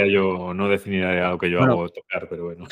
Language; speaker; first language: Spanish; native; Spanish